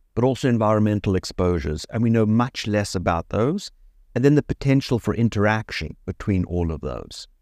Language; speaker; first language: English; native; English